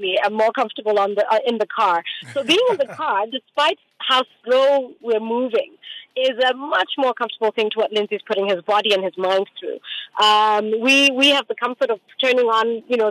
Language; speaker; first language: English; non-native, local second language; Tswana